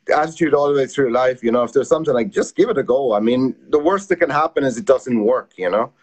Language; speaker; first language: English; native; English